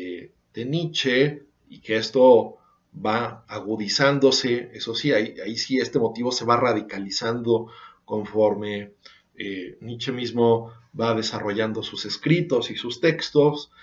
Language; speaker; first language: Spanish; native; Spanish